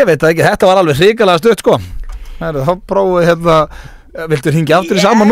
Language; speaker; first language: Icelandic; native; Icelandic